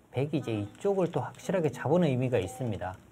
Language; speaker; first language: Korean; native; Korean